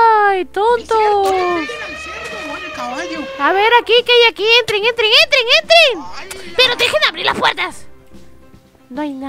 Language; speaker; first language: Spanish; native; Spanish